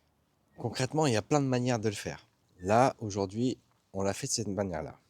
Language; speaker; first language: French; native; French